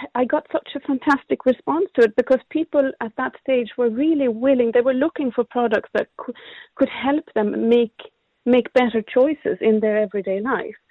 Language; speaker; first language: English; non-native, fluent; Swedish